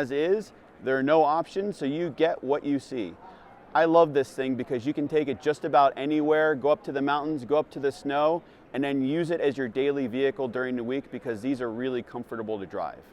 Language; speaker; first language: English; native; English